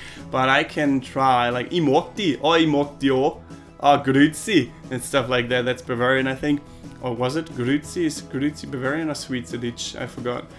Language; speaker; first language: English; non-native, fluent; German